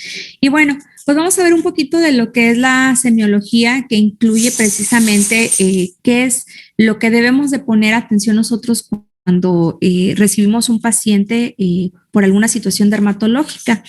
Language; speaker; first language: Spanish; native; Spanish